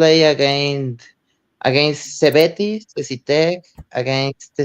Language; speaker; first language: English; non-native, learner; Spanish